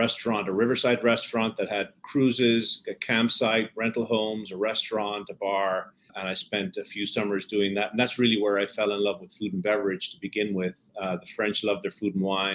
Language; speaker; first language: English; native; English